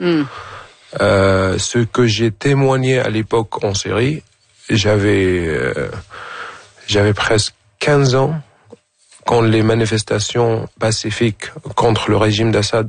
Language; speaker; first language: French; non-native, fluent; Arabic